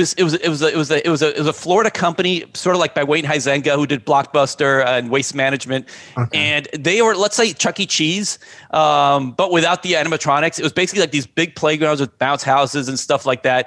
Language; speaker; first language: English; native; English